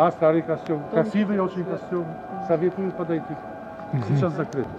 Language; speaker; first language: Russian; non-native, learner; Polish